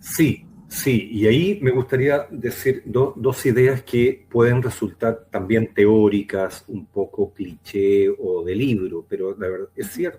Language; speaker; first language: Spanish; native; Spanish